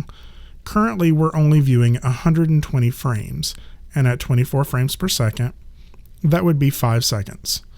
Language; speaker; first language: English; native; English